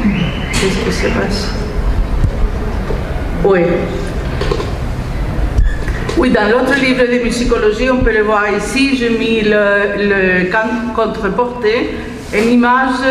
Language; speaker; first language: French; non-native, fluent; Spanish